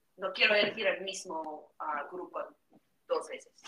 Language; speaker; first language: Spanish; non-native, learner; English